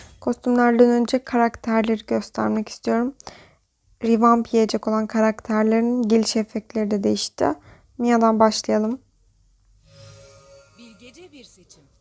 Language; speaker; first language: Turkish; native; Turkish